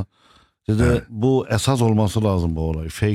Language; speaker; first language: Turkish; non-native, fluent; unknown